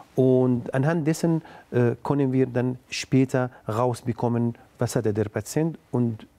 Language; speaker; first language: German; non-native, fluent; Arabic